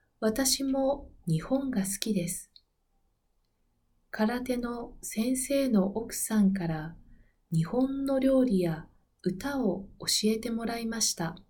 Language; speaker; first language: Japanese; non-native, learner; Spanish